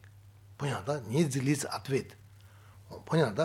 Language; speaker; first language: Russian; non-native, learner; Tibetan